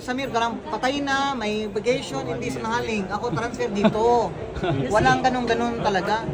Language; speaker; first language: Filipino; non-native, learner; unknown